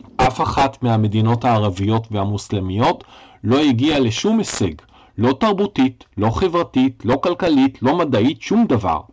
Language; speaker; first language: Hebrew; native; Hebrew